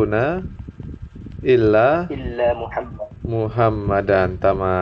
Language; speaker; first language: Arabic; non-native, fluent; Indonesian